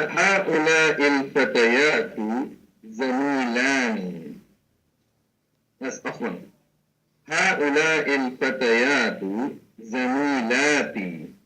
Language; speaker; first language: Arabic; non-native, learner; English